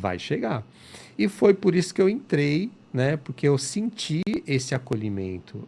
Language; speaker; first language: Portuguese; native; Portuguese